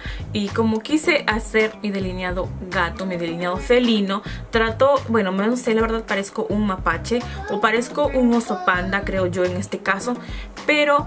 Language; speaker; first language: Spanish; native; Spanish